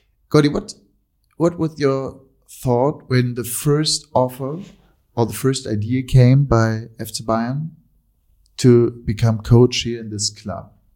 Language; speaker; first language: English; non-native, fluent; German